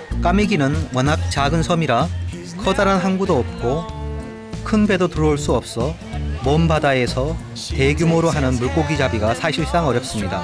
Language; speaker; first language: Korean; native; Korean